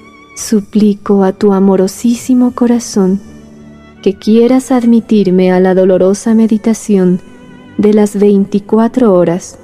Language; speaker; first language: Spanish; native; Spanish